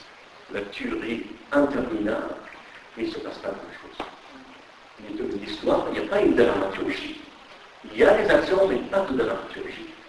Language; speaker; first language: French; non-native, fluent; Persian